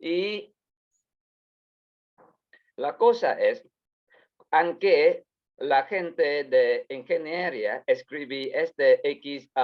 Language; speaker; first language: Spanish; non-native, learner; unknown